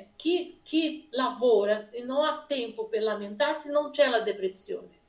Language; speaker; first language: Italian; non-native, fluent; Portuguese